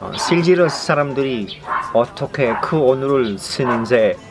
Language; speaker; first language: Korean; non-native, fluent; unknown